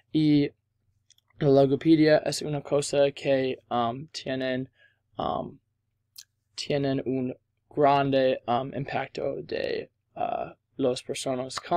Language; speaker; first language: Spanish; non-native, learner; English